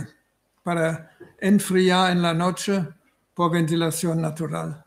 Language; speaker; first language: Spanish; non-native, fluent; German